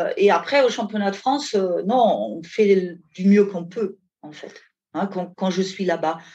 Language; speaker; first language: French; non-native, fluent; German